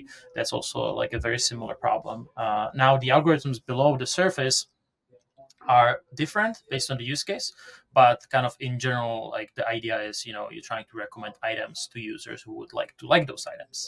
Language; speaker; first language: English; non-native, fluent; Czech